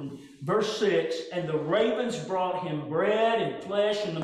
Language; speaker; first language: English; native; English